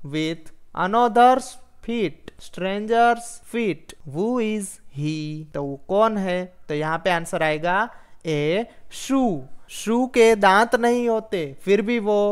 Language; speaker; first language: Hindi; non-native, local second language; Gujarati